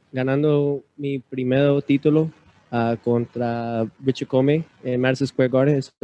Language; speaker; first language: Spanish; early bilingual, other home language; English